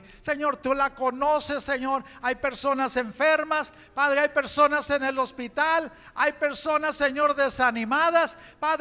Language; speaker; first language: Spanish; native; Spanish